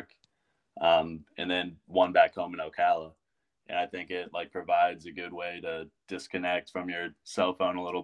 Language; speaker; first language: English; native; English